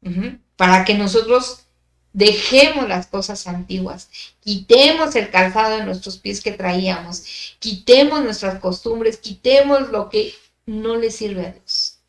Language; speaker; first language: Spanish; native; Spanish